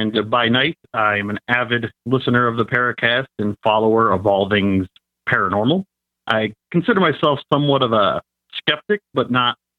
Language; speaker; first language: English; native; English